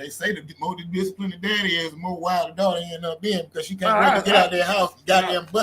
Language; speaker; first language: English; native; English